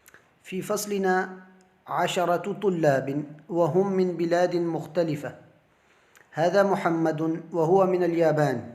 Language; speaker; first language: Arabic; non-native, fluent; Urdu